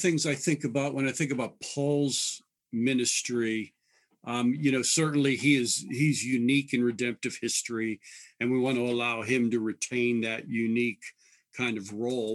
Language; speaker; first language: English; native; English